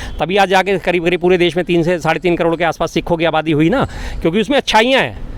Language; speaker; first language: Hindi; native; Hindi